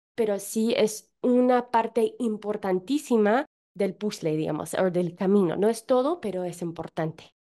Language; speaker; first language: Spanish; non-native, fluent; English